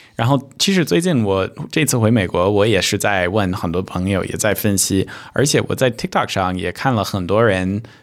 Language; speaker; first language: Chinese; early bilingual, heritage; Chinese